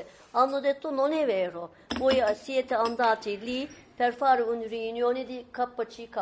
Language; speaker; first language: Italian; non-native, fluent; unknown